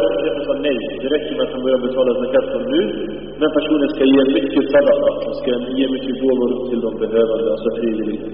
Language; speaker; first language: Swedish; early bilingual, other home language; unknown